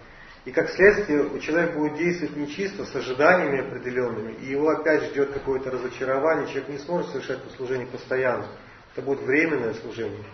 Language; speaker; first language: Russian; native; Russian